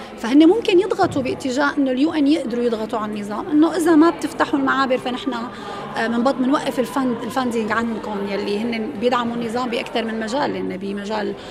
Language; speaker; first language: Arabic; native; Arabic